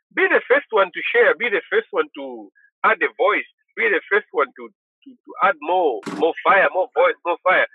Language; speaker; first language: English; non-native, local second language; Bemba